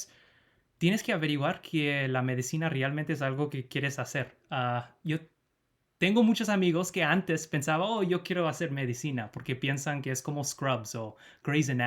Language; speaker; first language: Spanish; non-native, fluent; English